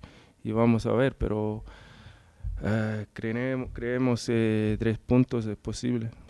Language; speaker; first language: Spanish; non-native, learner; English